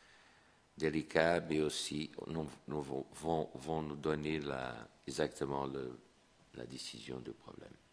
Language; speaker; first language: French; non-native, fluent; Portuguese